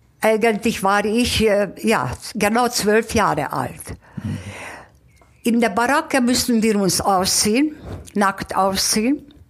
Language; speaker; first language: German; non-native, fluent; Hungarian